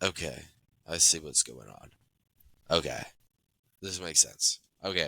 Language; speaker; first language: English; native; English